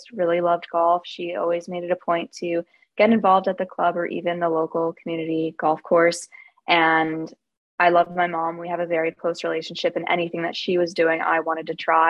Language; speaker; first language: English; native; English